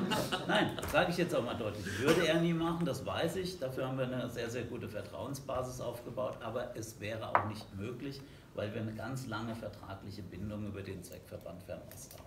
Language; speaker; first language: German; native; German